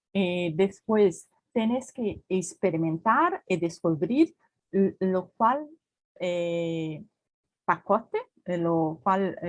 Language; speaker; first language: Spanish; non-native, learner; Portuguese